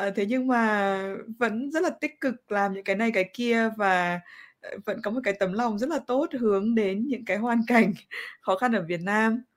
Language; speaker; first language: Vietnamese; native; Vietnamese